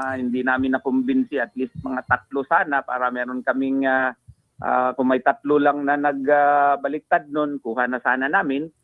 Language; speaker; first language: Filipino; non-native, local second language; Cebuano